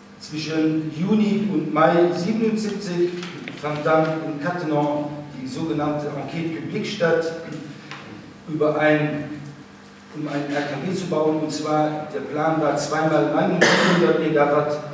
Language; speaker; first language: German; non-native, local second language; Luxembourgish